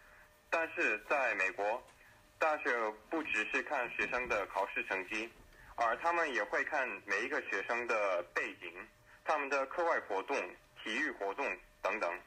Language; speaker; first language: Chinese; early bilingual, heritage; Chinese